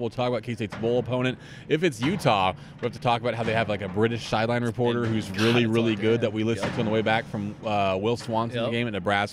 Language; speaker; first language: English; native; English